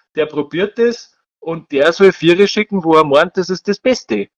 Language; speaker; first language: German; native; German